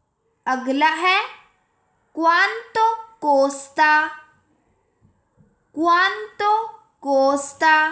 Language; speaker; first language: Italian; non-native, fluent; Urdu